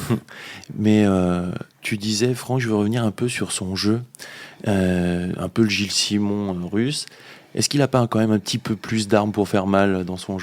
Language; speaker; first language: French; native; French